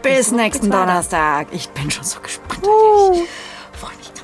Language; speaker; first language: German; native; German